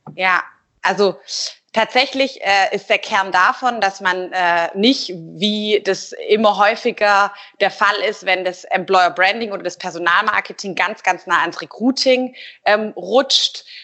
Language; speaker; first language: German; native; German